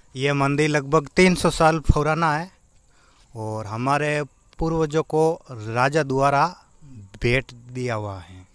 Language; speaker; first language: Hindi; native; Hindi